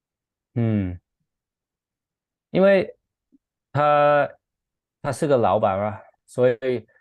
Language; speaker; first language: Chinese; non-native, fluent; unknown